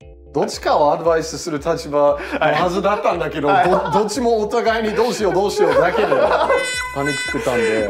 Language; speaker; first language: Japanese; non-native, fluent; English